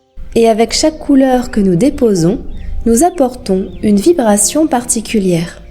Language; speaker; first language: French; native; French